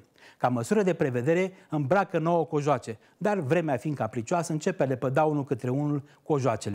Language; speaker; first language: Romanian; native; Romanian